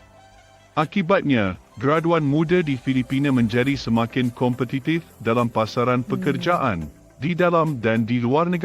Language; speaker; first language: Malay; native; Malay